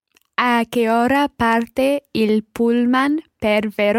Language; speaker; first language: Italian; non-native, learner; English